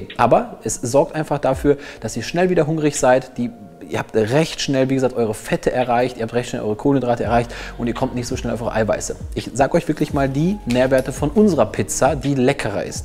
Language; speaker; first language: German; native; German